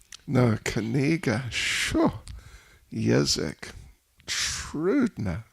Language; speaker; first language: Russian; non-native, learner; English